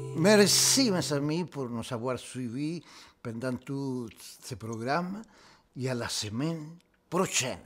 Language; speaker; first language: French; non-native, fluent; Spanish